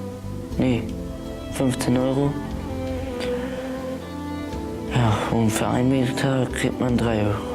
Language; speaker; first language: German; early bilingual, other home language; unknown